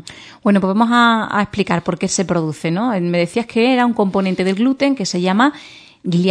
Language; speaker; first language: Spanish; native; Spanish